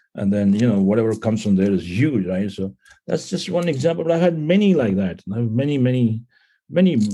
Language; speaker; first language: English; non-native, local second language; Punjabi